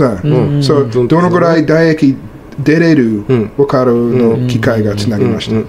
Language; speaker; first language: Japanese; non-native, learner; English